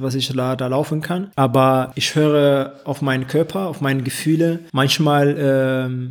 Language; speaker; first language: German; non-native, fluent; Tigrinya